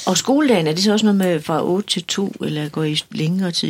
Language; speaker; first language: Danish; native; Danish